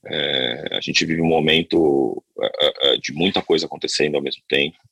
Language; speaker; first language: Portuguese; native; Portuguese